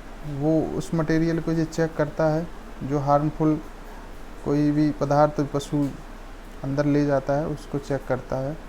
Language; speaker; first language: Hindi; native; Hindi